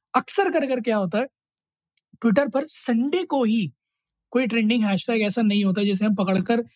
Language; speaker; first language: Hindi; native; Hindi